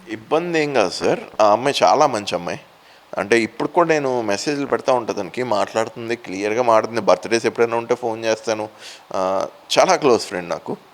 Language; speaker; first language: Telugu; native; Telugu